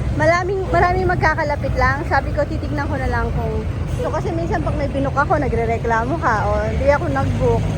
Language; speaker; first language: Filipino; native; Filipino